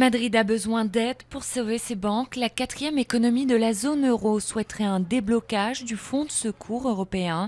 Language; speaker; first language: French; native; French